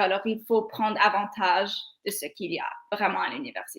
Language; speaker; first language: French; non-native, local second language; English